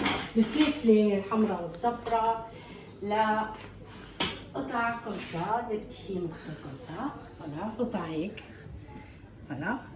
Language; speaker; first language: French; non-native, fluent; Arabic